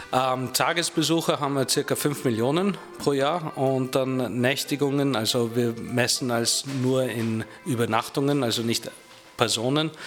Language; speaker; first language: German; non-native, fluent; English